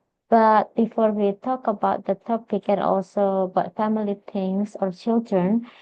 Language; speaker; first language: English; non-native, fluent; Indonesian